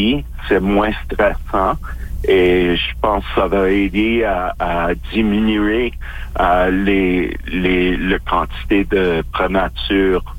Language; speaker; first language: French; non-native, local second language; English